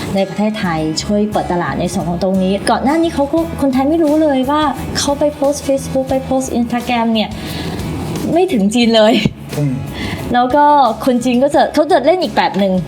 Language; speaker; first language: Thai; early bilingual, other home language; Chinese